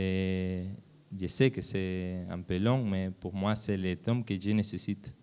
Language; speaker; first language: French; non-native, learner; Spanish